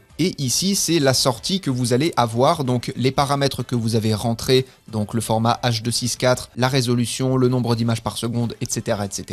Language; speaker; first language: French; native; French